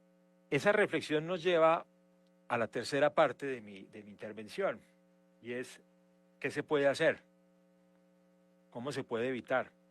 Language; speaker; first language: Spanish; native; Spanish